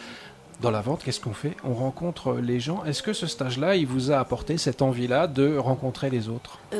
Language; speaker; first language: French; native; French